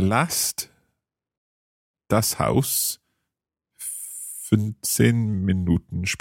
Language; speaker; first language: German; non-native, learner; English